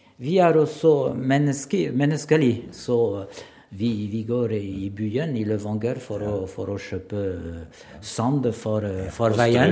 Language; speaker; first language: Norwegian; non-native, learner; French